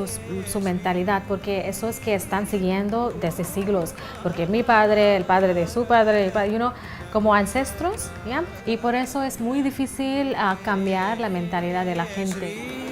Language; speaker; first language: Spanish; non-native, fluent; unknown